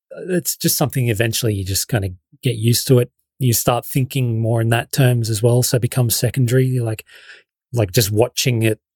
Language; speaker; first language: English; native; English